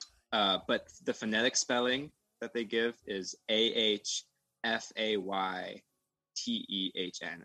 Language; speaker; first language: English; native; English